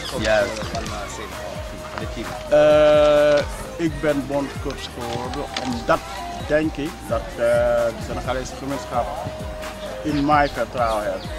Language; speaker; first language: Dutch; non-native, fluent; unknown